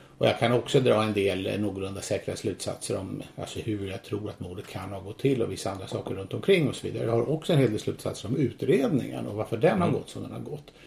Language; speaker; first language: Swedish; native; Swedish